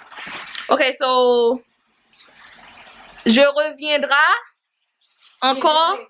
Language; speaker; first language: French; non-native, learner; Haitian Creole